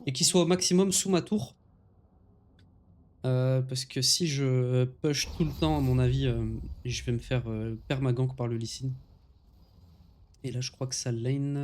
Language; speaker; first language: French; native; French